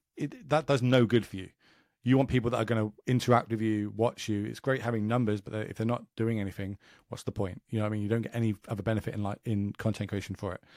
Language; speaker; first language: English; native; English